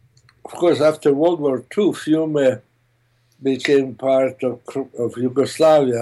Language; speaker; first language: English; non-native, fluent; German